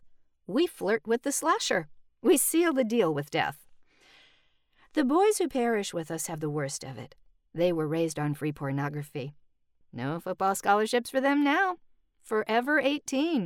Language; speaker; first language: English; early bilingual, other home language; Spanish